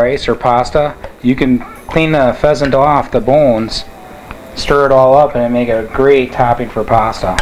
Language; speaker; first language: English; native; English